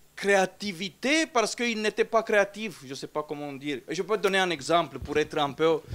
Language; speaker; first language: French; non-native, fluent; Romanian